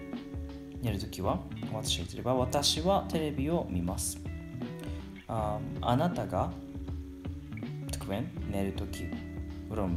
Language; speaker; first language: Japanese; non-native, learner; Georgian